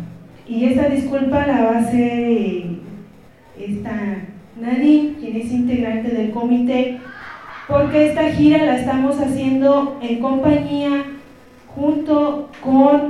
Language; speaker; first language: Spanish; native; Spanish